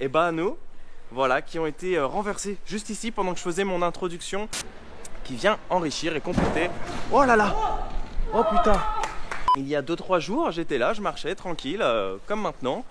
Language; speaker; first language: French; native; French